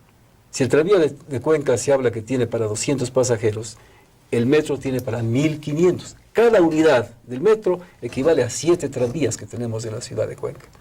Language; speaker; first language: Spanish; native; Spanish